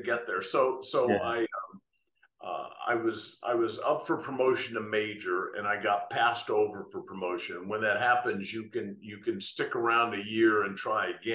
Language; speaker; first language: English; native; English